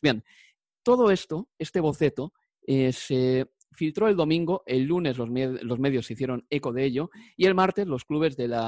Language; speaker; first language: Spanish; native; Spanish